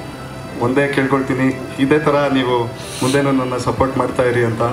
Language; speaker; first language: Kannada; native; Kannada